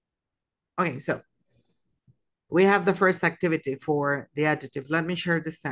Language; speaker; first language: English; non-native, fluent; Spanish